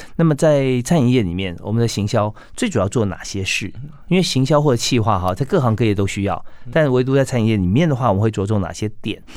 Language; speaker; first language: Chinese; native; Chinese